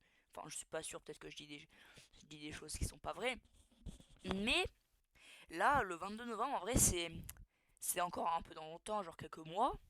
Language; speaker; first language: French; native; French